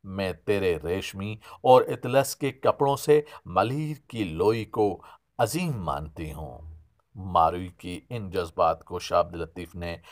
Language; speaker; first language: Urdu; non-native, local second language; Sindhi